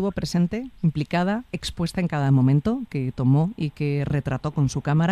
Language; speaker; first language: Spanish; native; Spanish